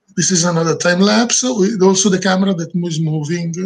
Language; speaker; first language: English; non-native, learner; Italian